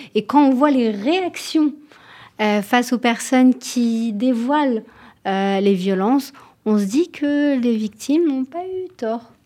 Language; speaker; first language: French; non-native, fluent; Hebrew